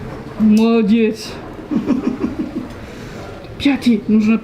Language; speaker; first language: Russian; non-native, fluent; French